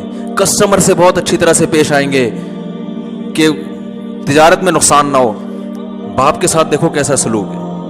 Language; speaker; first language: Urdu; native; Urdu